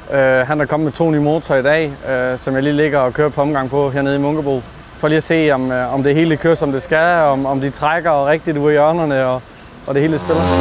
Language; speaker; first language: Danish; native; Danish